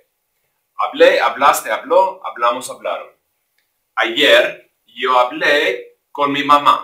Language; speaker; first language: Spanish; non-native, fluent; English